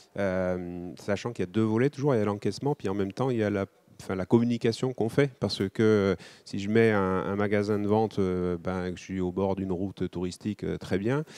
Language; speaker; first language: French; native; French